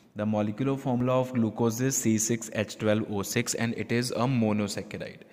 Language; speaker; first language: English; non-native, local second language; Punjabi